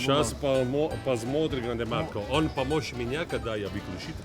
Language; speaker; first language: Russian; non-native, learner; Italian